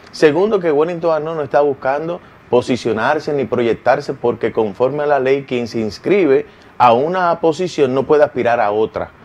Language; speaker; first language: Spanish; native; Spanish